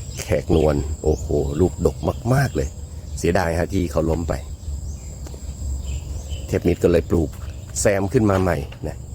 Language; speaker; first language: Thai; native; Thai